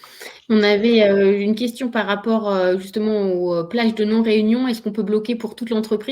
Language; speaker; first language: French; native; French